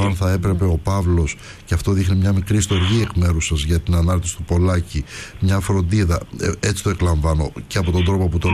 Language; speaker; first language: Greek; native; Greek